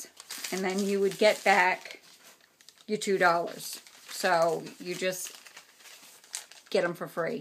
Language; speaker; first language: English; native; English